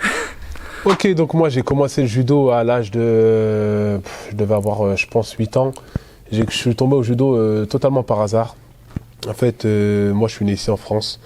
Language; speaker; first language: French; native; French